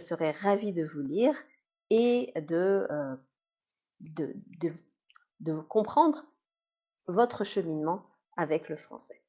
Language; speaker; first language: French; native; French